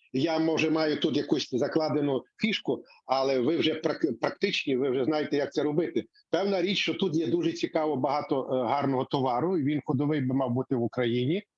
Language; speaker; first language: Ukrainian; native; Ukrainian